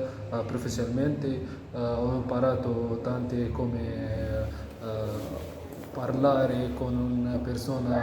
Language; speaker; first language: Italian; non-native, learner; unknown